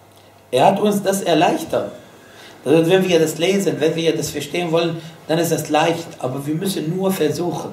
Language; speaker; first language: German; non-native, fluent; Arabic